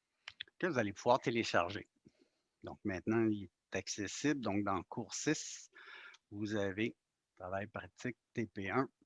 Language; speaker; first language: French; native; French